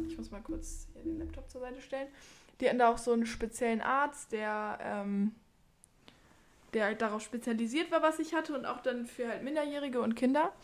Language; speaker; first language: German; native; German